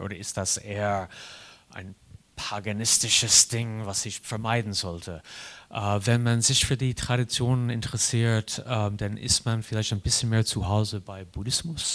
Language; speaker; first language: German; non-native, fluent; English